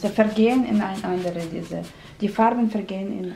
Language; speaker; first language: German; non-native, learner; Russian